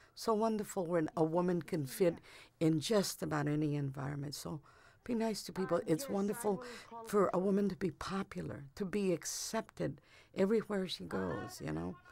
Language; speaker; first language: English; early bilingual, other home language; Spanish